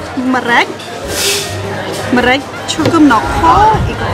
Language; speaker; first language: Korean; non-native, fluent; Khmer